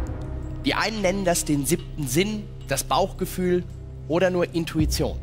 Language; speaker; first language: German; native; German